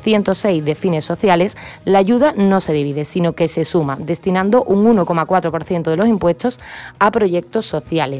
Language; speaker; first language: Spanish; native; Spanish